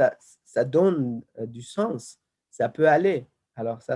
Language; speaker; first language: French; non-native, fluent; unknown